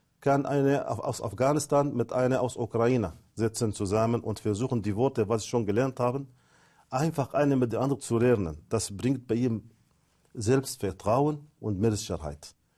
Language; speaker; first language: German; non-native, fluent; Arabic